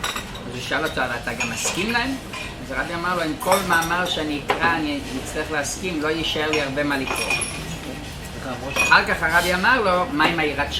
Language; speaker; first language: Hebrew; non-native, fluent; English